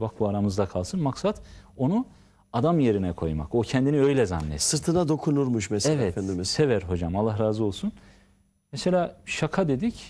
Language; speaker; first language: Turkish; native; Turkish